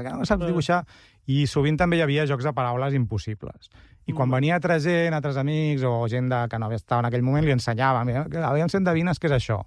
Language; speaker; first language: Catalan; native; Catalan